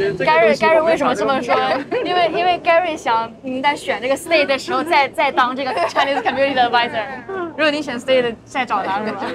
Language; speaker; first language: Chinese; native; Chinese